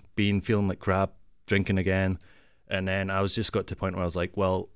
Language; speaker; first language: English; native; English